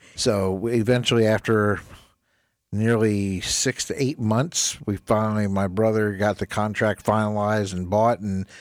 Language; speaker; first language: English; native; English